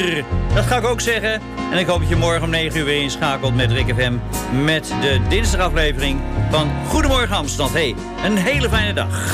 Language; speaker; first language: Dutch; native; Dutch